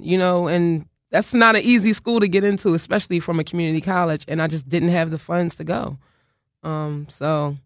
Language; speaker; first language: English; native; English